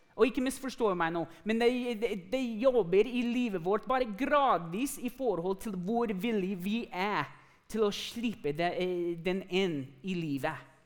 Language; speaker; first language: Norwegian; non-native, fluent; English